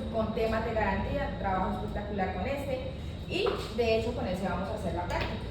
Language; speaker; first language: Spanish; native; Spanish